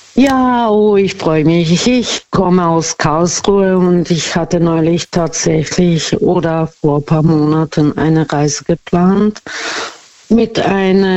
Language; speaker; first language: German; non-native, fluent; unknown